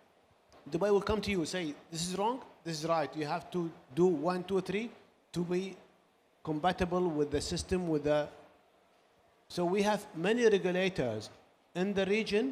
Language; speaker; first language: English; non-native, learner; Arabic